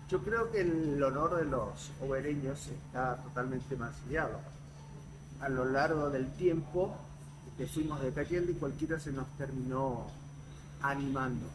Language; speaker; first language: Spanish; native; Spanish